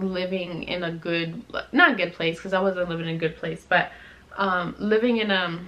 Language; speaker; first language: English; native; English